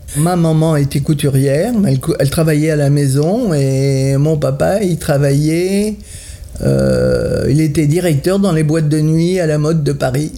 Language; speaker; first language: French; early bilingual, other home language; Italian